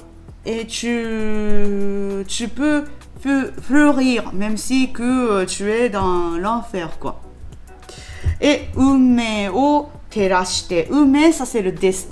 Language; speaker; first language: French; non-native, learner; Japanese